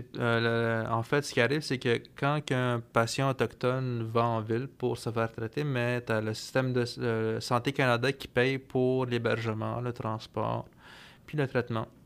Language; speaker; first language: French; non-native, local second language; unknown